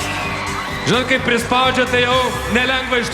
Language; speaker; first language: Lithuanian; native; Lithuanian